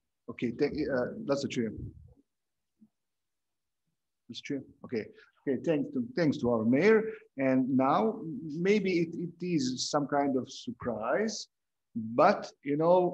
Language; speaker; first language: English; non-native, fluent; Croatian